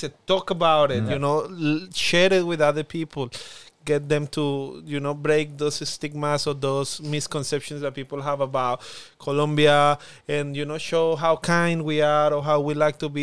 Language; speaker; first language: English; non-native, fluent; Spanish